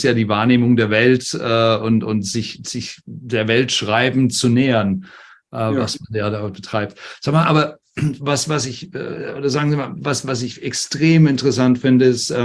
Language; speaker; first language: German; native; German